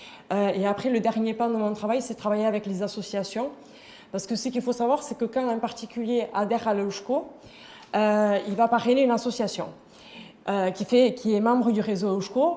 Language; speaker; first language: French; native; French